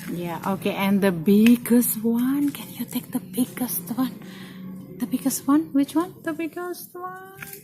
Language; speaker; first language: English; non-native, learner; Indonesian